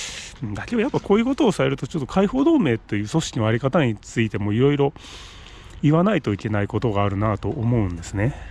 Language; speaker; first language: Japanese; native; Japanese